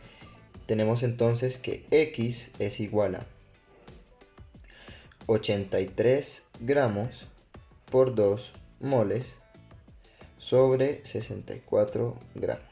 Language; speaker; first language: Spanish; native; Spanish